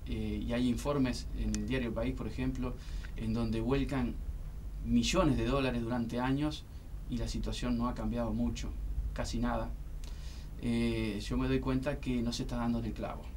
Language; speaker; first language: Spanish; native; Spanish